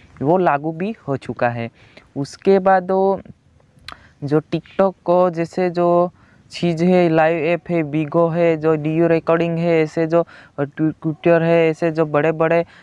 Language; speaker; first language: Hindi; non-native, local second language; Gujarati